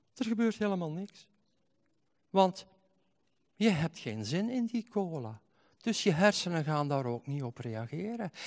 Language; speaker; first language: Dutch; native; Dutch